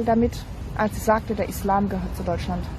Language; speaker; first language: German; native; German